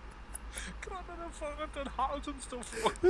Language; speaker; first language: German; native; German